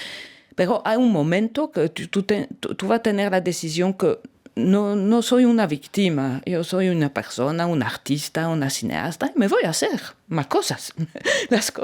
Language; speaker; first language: Spanish; non-native, fluent; French